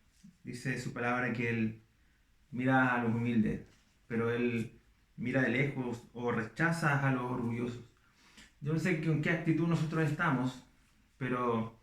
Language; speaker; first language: Spanish; native; Spanish